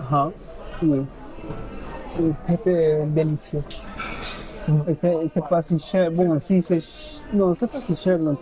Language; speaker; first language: French; non-native, fluent; Spanish